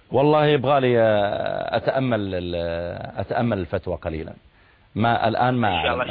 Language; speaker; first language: Arabic; native; Arabic